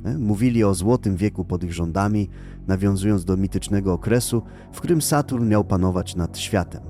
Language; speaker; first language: Polish; native; Polish